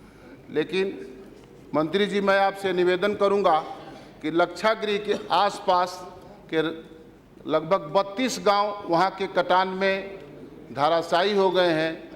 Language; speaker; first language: Hindi; native; Hindi